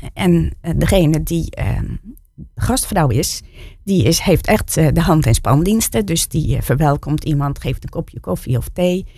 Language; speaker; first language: Dutch; native; Dutch